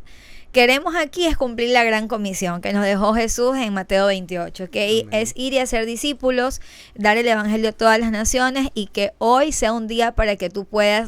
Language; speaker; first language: Spanish; native; Spanish